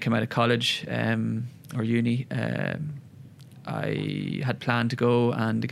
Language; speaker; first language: English; native; English